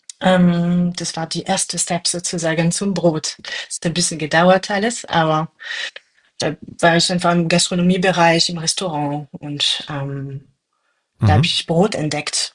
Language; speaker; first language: German; non-native, fluent; French